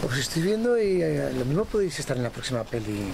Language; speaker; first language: Spanish; native; Spanish